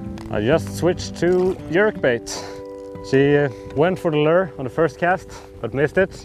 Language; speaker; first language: English; non-native, fluent; Swedish